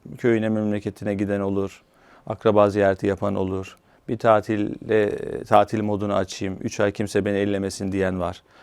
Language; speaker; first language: Turkish; native; Turkish